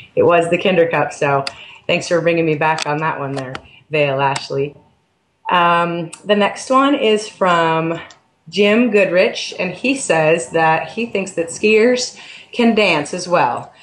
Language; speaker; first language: English; native; English